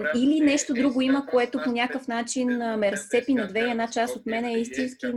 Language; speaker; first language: Bulgarian; native; Bulgarian